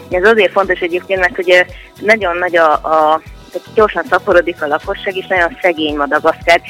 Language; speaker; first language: Hungarian; native; Hungarian